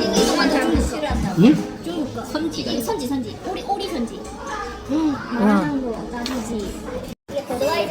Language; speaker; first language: Korean; native; Korean